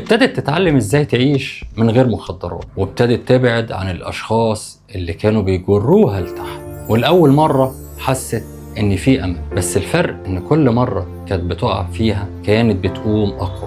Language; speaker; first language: Arabic; native; Arabic